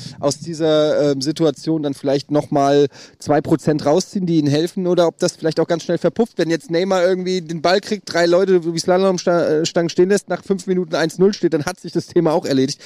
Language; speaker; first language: German; native; German